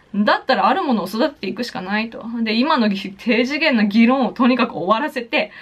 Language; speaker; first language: Japanese; native; Japanese